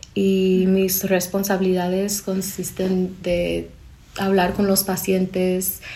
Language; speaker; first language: Spanish; non-native, fluent; English